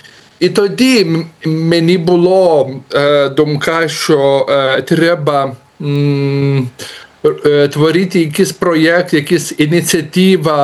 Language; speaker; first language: Ukrainian; non-native, learner; Lithuanian